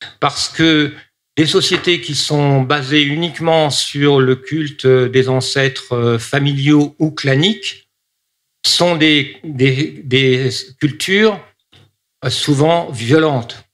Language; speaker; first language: French; native; French